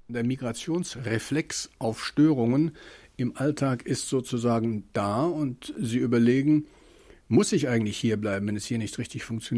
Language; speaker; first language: German; native; German